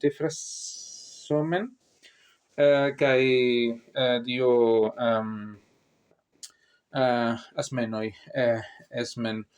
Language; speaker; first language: Greek; non-native, learner; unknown